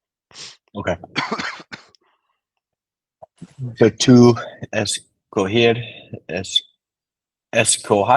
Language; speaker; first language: Spanish; non-native, learner; English